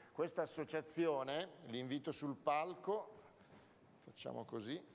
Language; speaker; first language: Italian; native; Italian